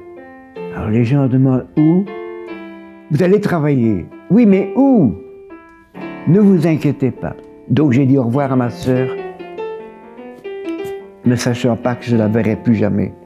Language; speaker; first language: French; native; French